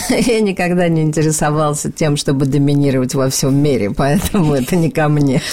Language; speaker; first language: Russian; native; Russian